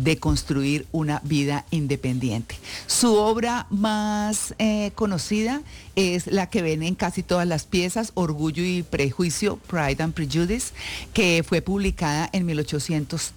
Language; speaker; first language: Spanish; native; Spanish